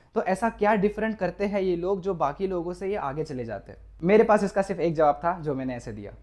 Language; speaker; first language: Hindi; non-native, local second language; Marathi